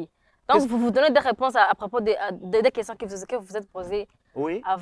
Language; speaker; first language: French; non-native, local second language; Rundi